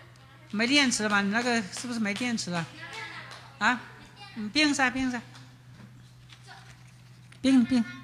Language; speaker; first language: Chinese; native; Chinese